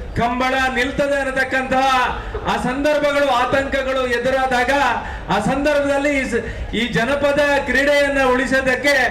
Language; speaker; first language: Kannada; native; Kannada